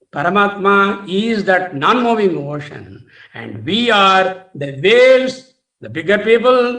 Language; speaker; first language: English; non-native, local second language; Telugu